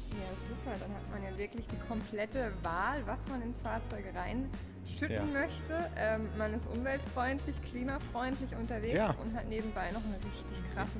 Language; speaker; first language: German; native; German